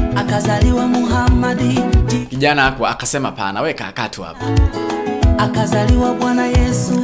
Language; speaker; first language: Swahili; non-native, local second language; Gusii